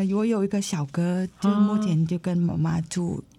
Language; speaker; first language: Chinese; non-native, fluent; Vietnamese